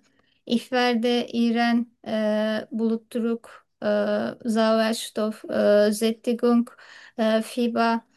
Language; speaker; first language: German; non-native, learner; Turkish